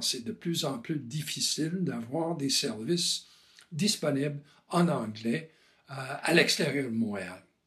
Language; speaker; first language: French; non-native, fluent; English